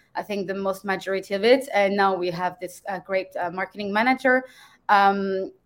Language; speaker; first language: English; non-native, fluent; French